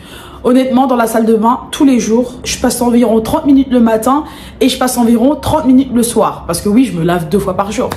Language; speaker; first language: French; native; French